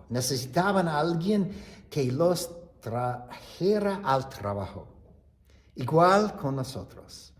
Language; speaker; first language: Spanish; non-native, fluent; English